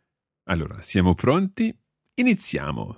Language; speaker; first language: Italian; non-native, fluent; English